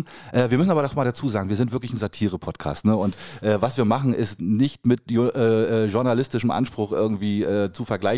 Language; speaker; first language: German; native; German